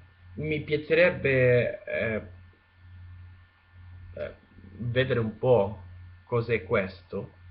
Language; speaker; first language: Italian; non-native, learner; Spanish